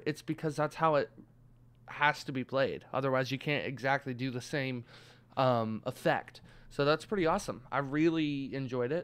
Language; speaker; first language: English; native; English